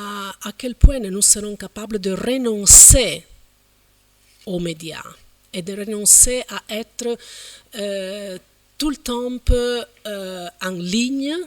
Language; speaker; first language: French; non-native, fluent; Italian